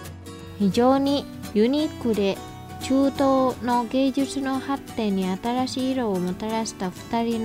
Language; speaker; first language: Japanese; non-native, fluent; Indonesian